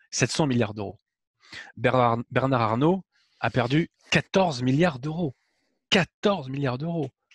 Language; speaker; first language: French; native; French